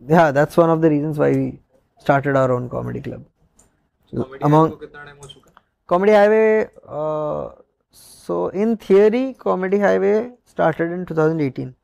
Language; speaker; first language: Hindi; non-native, local second language; Odia